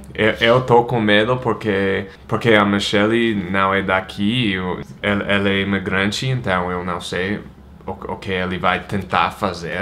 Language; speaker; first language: Portuguese; non-native, fluent; English